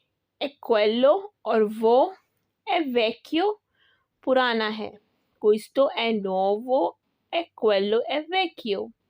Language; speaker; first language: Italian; non-native, learner; Urdu